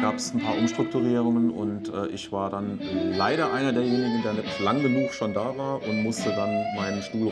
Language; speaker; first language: German; native; German